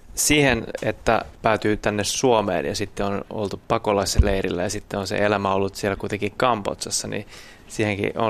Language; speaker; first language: Finnish; native; Finnish